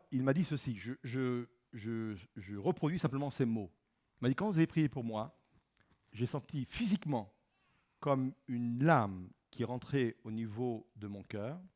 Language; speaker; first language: French; native; French